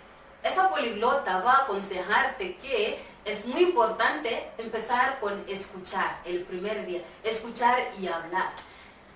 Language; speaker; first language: Spanish; non-native, fluent; Swahili